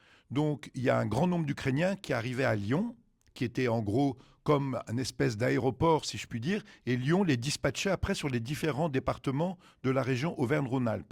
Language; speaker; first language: French; native; French